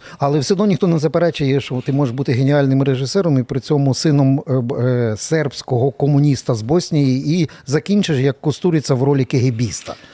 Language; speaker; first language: Ukrainian; native; Ukrainian